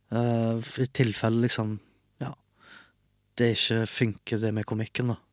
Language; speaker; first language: Norwegian; early bilingual, other home language; Arabic